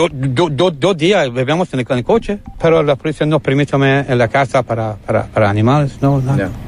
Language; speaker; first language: Spanish; non-native, learner; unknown